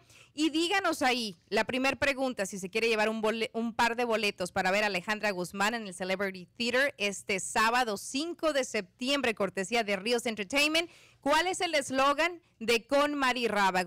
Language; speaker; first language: Spanish; native; Spanish